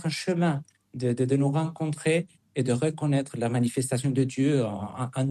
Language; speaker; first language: French; non-native, fluent; Spanish